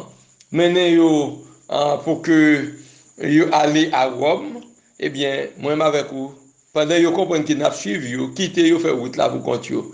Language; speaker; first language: French; non-native, local second language; Haitian Creole